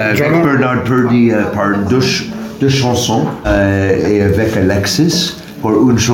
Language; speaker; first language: French; non-native, learner; English